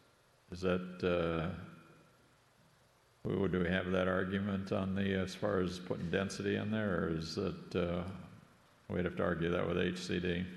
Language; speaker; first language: English; native; English